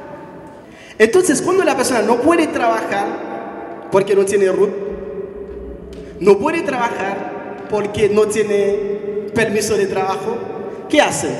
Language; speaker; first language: Spanish; non-native, fluent; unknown